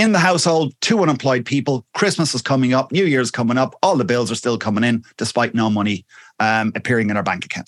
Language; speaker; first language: English; native; English